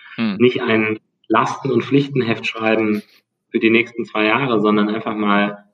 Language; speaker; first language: German; native; German